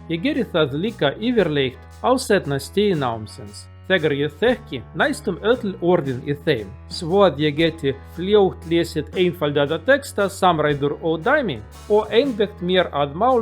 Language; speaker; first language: Icelandic; non-native, learner; Russian